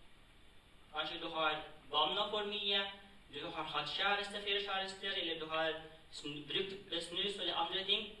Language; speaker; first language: Norwegian; non-native, fluent; Tigrinya